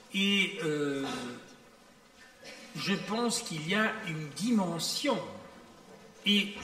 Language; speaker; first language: French; non-native, fluent; Italian